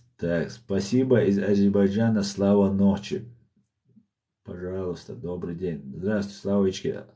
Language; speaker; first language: Russian; non-native, local second language; Chechen